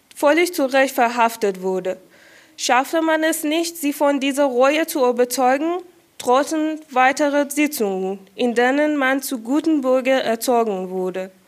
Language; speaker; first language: German; non-native, fluent; Persian